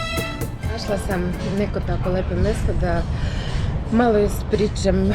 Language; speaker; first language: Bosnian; non-native, learner; Ukrainian